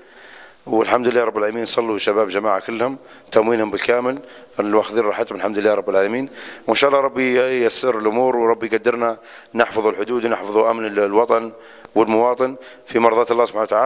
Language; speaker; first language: Arabic; native; Arabic